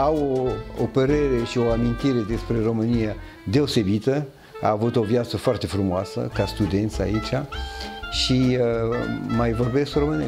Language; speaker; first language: Romanian; early bilingual, heritage; French